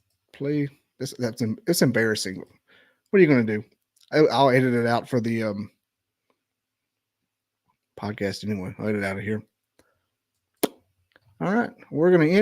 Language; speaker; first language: English; native; English